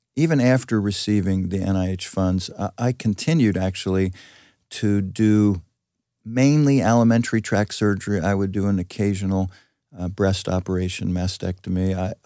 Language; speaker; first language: English; early bilingual, other home language; Greek